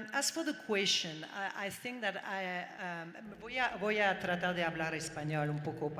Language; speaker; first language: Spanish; non-native, learner; French